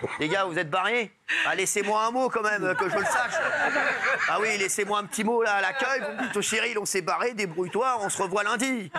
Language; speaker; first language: French; native; French